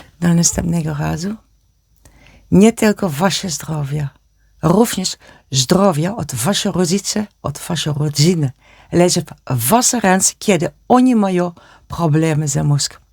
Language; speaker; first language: Polish; non-native, learner; Dutch